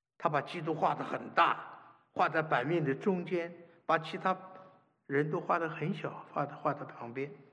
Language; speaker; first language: Chinese; native; Chinese